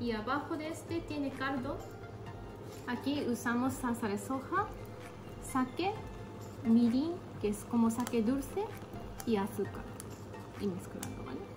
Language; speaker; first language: Spanish; non-native, fluent; Japanese